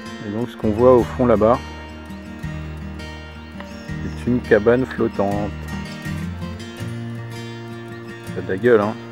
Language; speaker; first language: French; native; French